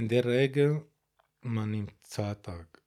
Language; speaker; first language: German; non-native, fluent; Arabic